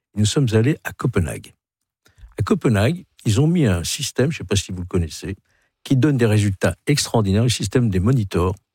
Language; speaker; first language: French; native; French